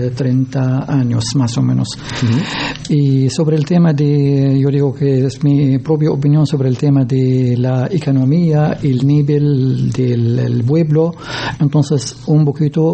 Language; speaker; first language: Spanish; non-native, learner; Arabic